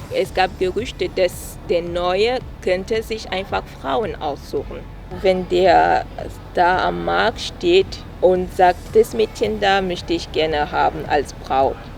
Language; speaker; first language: German; non-native, fluent; French